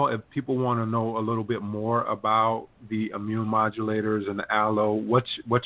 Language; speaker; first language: English; native; English